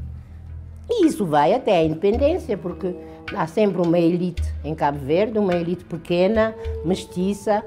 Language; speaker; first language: Portuguese; non-native, local second language; Kabuverdianu